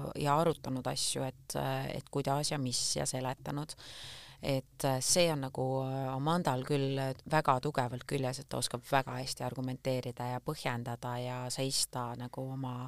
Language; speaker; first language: Estonian; native; Estonian